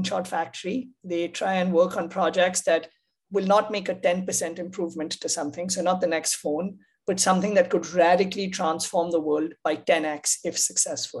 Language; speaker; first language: English; non-native, local second language; Hindi